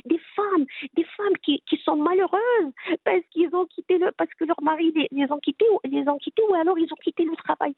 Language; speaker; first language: French; non-native, local second language; Arabic